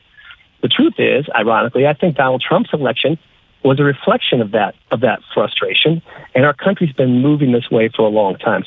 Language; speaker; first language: English; native; English